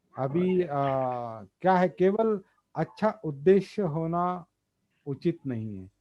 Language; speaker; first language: Hindi; non-native, local second language; Marathi